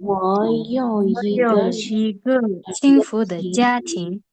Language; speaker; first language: Chinese; non-native, learner; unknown